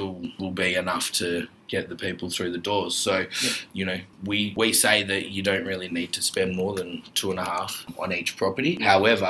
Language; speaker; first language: English; native; English